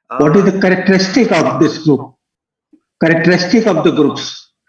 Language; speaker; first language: English; non-native, fluent; Punjabi